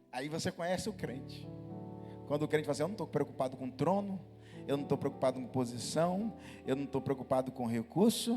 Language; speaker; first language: Portuguese; native; Portuguese